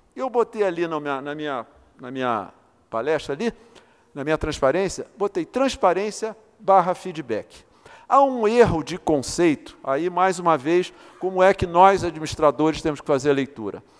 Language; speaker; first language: Portuguese; native; Portuguese